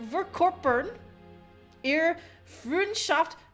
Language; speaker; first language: German; non-native, learner; English